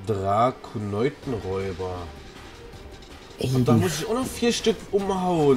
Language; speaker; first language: German; native; German